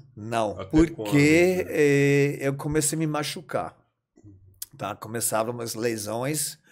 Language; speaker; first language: Portuguese; non-native, fluent; German